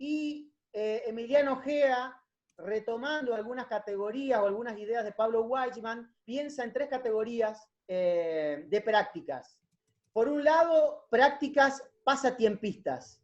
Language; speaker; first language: Spanish; native; Spanish